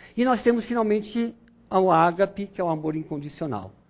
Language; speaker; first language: Portuguese; non-native, fluent; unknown